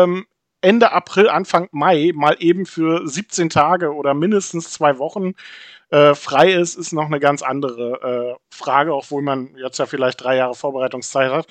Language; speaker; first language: German; native; German